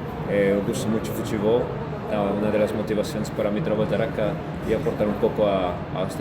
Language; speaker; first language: Portuguese; non-native, fluent; Spanish